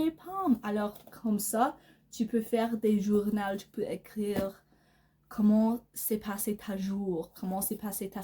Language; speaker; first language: French; non-native, learner; English